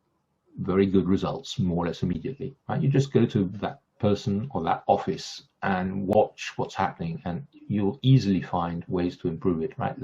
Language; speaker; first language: English; non-native, fluent; French